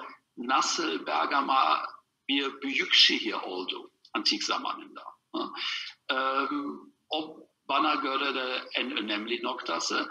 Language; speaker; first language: Turkish; non-native, learner; German